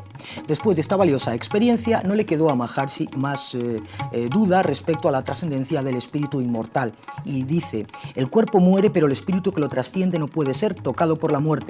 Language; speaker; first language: Spanish; native; Spanish